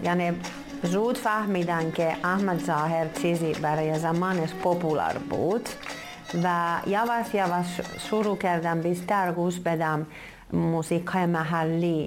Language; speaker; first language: Persian; non-native, fluent; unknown